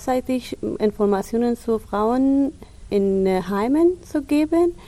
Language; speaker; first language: German; non-native, learner; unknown